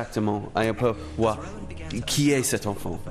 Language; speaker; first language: French; non-native, fluent; English